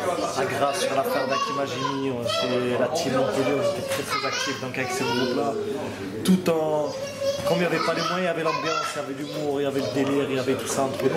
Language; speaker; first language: French; native; French